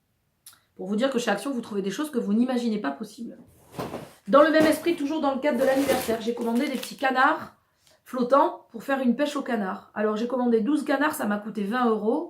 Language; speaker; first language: French; native; French